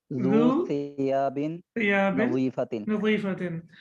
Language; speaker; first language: Arabic; non-native, learner; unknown